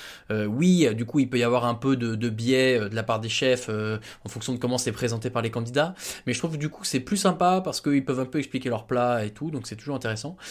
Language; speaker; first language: French; native; French